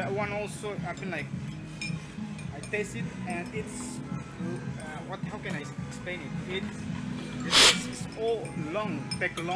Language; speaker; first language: English; non-native, learner; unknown